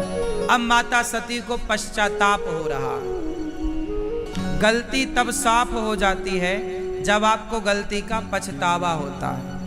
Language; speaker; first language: Hindi; native; Hindi